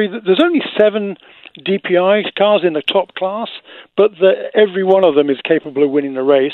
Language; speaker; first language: English; native; English